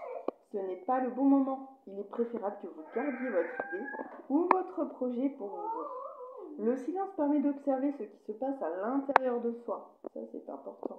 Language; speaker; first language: French; native; French